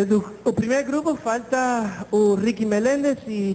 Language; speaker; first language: Portuguese; non-native, learner; Spanish